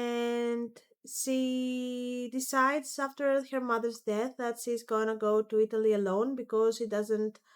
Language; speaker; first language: English; non-native, fluent; Greek